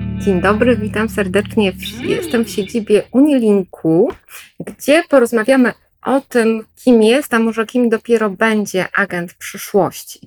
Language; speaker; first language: Polish; native; Polish